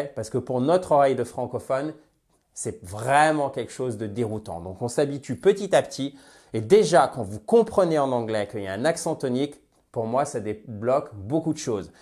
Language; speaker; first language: French; native; French